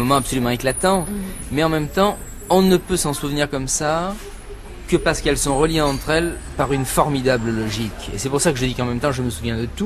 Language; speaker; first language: French; native; French